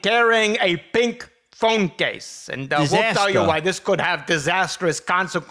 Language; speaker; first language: English; native; English